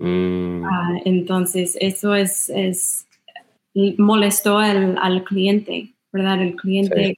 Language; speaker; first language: Spanish; non-native, fluent; English